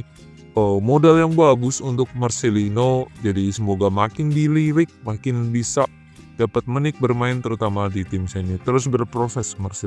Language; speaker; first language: Indonesian; native; Indonesian